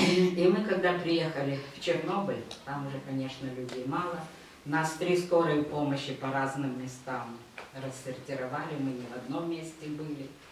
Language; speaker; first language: Russian; non-native, local second language; Ukrainian